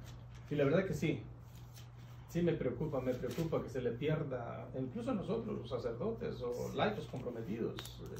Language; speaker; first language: Spanish; native; Spanish